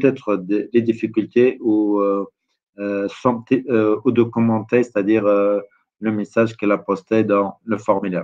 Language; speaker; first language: French; non-native, local second language; Arabic